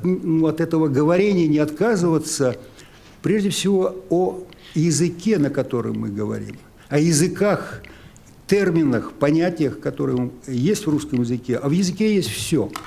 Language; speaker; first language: Russian; native; Russian